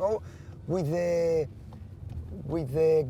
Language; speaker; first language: English; non-native, fluent; Spanish